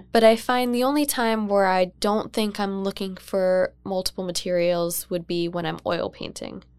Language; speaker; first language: English; native; English